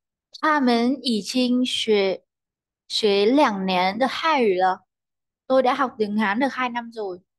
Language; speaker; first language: Chinese; non-native, learner; Vietnamese